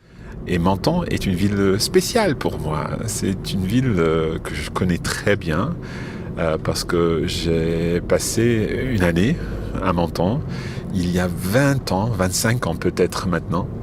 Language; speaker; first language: French; non-native, fluent; English